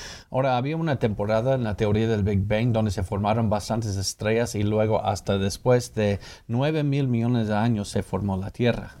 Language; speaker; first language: Spanish; non-native, fluent; English